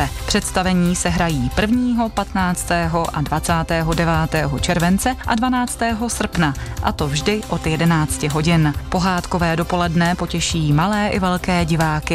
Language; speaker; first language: Czech; native; Czech